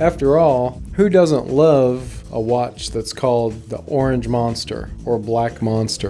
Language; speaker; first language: English; native; English